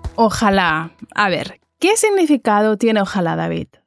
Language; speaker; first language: Spanish; native; Spanish